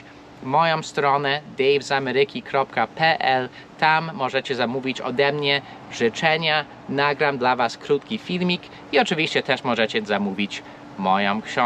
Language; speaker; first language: Polish; non-native, fluent; English